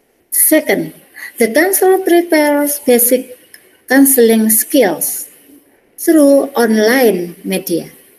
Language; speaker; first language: English; non-native, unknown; Indonesian